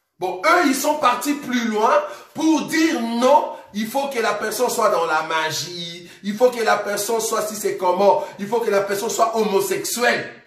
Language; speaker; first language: French; non-native, local second language; Lingala